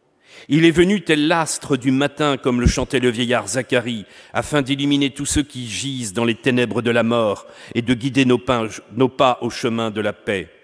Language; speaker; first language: French; native; French